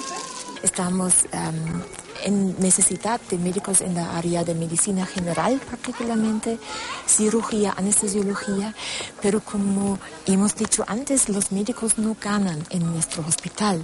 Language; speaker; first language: Spanish; non-native, fluent; German